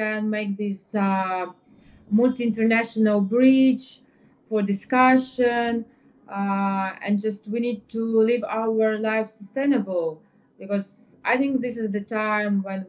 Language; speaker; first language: English; non-native, fluent; Ukrainian